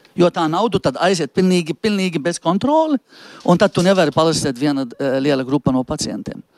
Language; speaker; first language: Latvian; non-native, fluent; Arabic